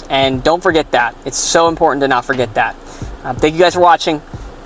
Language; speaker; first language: English; native; English